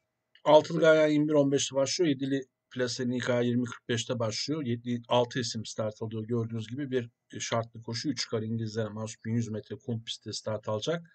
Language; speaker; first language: Turkish; native; Turkish